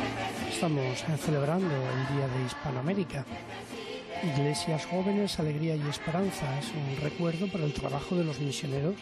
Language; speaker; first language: Spanish; native; Spanish